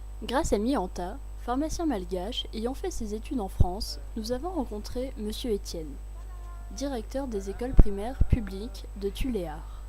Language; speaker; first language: French; native; French